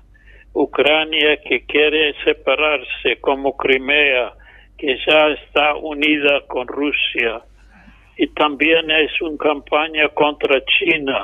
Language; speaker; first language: Spanish; non-native, fluent; English